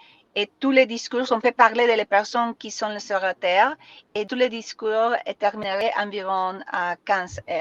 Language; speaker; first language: French; non-native, learner; Spanish